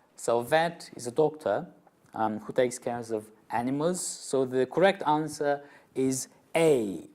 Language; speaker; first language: English; non-native, fluent; Romanian